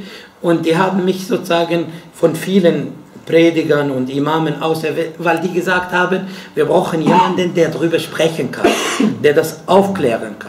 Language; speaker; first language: German; non-native, fluent; Arabic